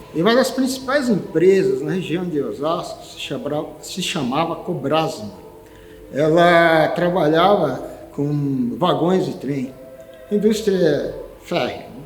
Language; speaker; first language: Portuguese; native; Portuguese